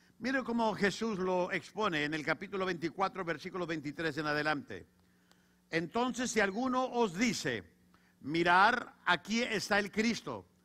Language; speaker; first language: Spanish; native; Spanish